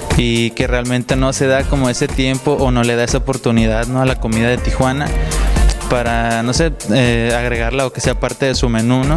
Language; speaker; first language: Spanish; native; Spanish